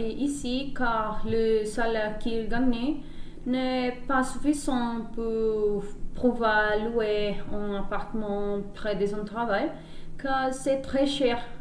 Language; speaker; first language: French; non-native, learner; Spanish